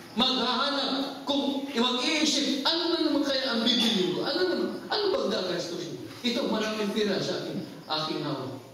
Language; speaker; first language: Filipino; non-native, local second language; Cebuano